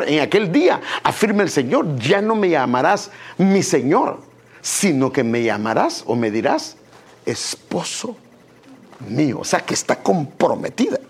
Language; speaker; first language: Spanish; native; Spanish